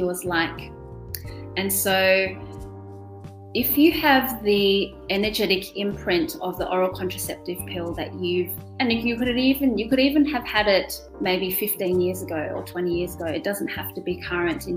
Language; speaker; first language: English; non-native, local second language; German